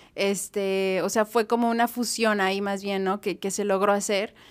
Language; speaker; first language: Spanish; native; Spanish